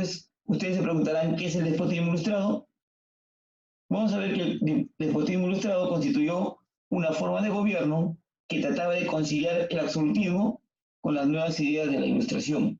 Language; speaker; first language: Spanish; native; Spanish